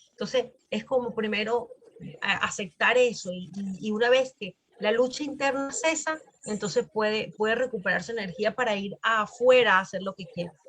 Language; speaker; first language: Spanish; native; Spanish